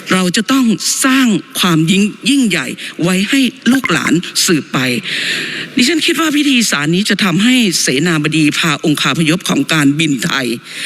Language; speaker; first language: Thai; native; Thai